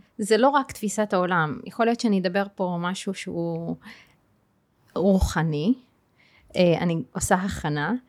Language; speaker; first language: Hebrew; non-native, local second language; Arabic